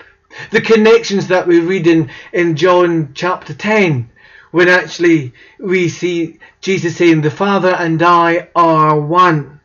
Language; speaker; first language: English; native; English